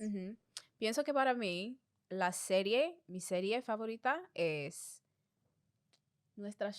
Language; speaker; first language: Spanish; non-native, fluent; English